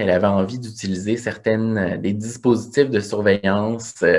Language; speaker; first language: French; native; French